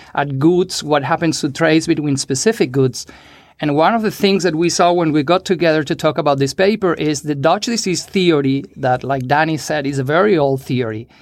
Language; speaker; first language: English; non-native, fluent; Spanish